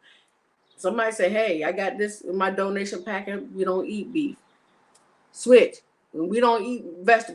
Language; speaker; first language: English; native; English